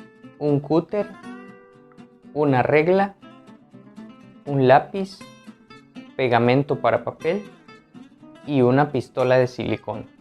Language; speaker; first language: Spanish; native; Spanish